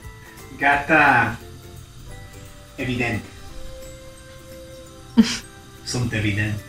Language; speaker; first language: Romanian; non-native, learner; English